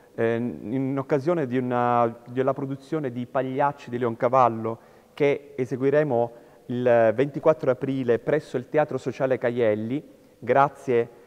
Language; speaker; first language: Italian; native; Italian